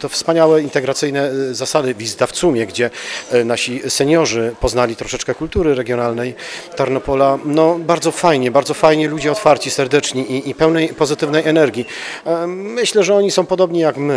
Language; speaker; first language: Polish; native; Polish